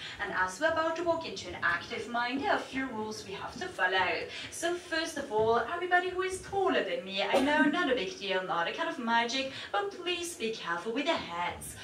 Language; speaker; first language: English; non-native, fluent; German